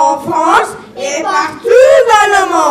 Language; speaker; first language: French; non-native, learner; Bangla